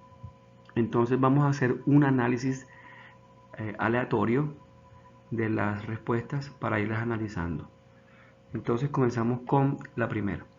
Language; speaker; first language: Spanish; native; Spanish